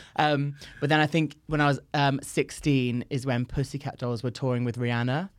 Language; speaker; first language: English; native; English